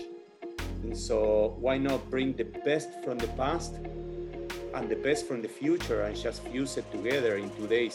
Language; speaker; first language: English; non-native, fluent; Spanish